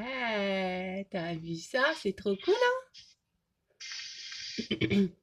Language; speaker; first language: French; native; French